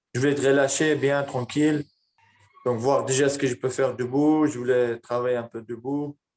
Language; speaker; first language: French; early bilingual, other home language; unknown